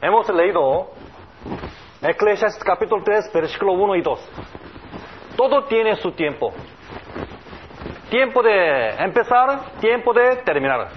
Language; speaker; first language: Spanish; non-native, learner; Korean